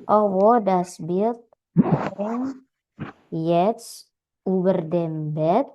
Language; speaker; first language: German; non-native, learner; Indonesian